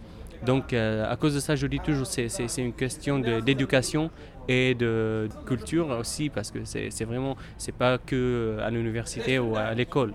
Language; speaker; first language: French; non-native, fluent; Arabic